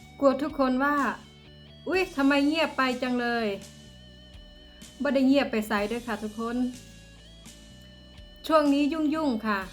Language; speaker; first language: Thai; non-native, local second language; Northeastern Thai